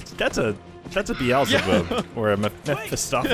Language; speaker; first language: English; native; English